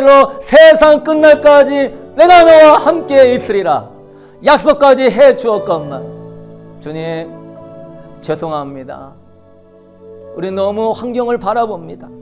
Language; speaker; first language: Korean; native; Korean